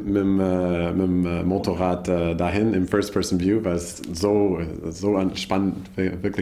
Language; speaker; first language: German; non-native, learner; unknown